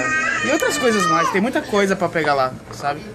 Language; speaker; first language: Portuguese; native; Portuguese